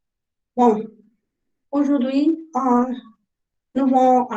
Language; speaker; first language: French; non-native, learner; Spanish